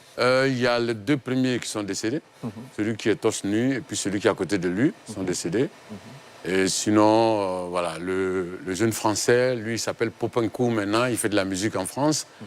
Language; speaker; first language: French; non-native, local second language; Dyula